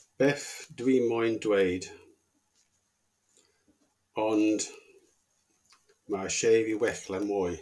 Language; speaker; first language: Welsh; non-native, learner; English